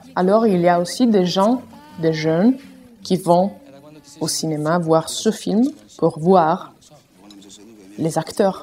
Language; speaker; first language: French; non-native, fluent; Italian